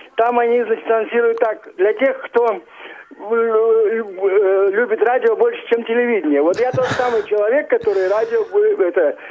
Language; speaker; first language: Russian; native; Russian